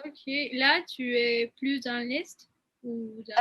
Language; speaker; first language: French; non-native, fluent; Spanish